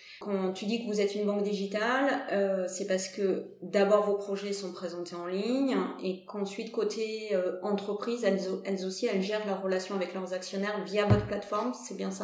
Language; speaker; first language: French; native; French